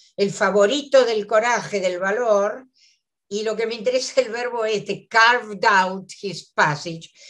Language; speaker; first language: Spanish; native; Spanish